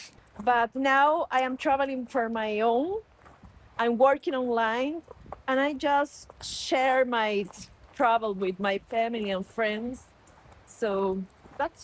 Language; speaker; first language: English; non-native, fluent; Spanish